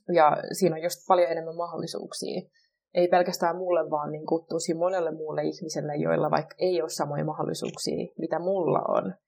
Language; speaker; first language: Finnish; native; Finnish